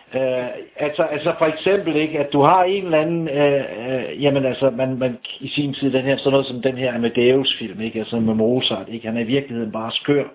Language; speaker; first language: Danish; native; Danish